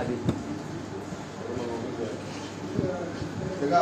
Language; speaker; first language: Arabic; native; Arabic